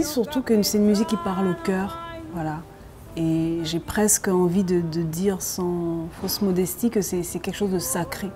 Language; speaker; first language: French; non-native, local second language; Lingala